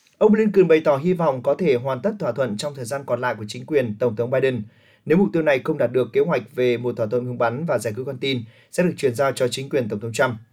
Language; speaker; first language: Vietnamese; native; Vietnamese